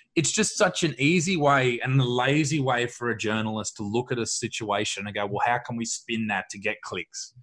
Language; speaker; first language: English; native; English